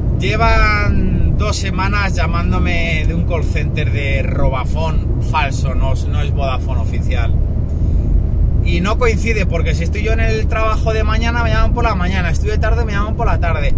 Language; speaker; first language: Spanish; native; Spanish